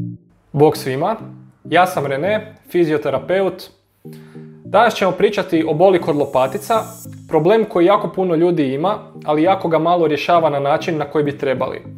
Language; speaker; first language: Croatian; native; Croatian